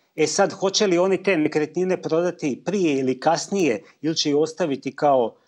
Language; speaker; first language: Croatian; native; Croatian